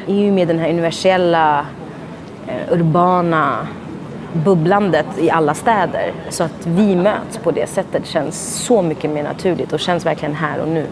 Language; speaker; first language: Swedish; native; Swedish